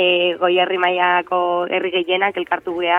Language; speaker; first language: Basque; native; Basque